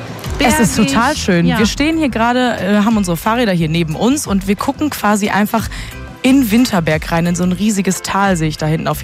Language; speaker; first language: German; native; German